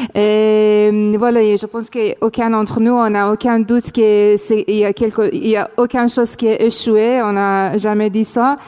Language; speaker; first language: French; non-native, fluent; Persian